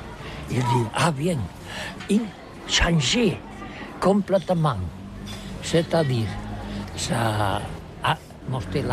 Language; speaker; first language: French; non-native, learner; Catalan